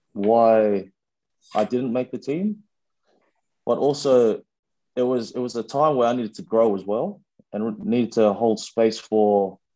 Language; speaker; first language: English; early bilingual, other home language; Fijian